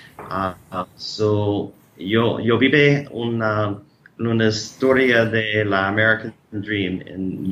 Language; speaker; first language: Spanish; non-native, learner; English